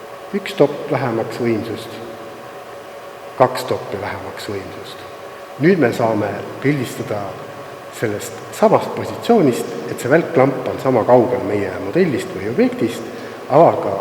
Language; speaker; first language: Estonian; native; Estonian